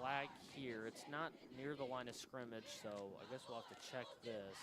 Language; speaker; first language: English; native; English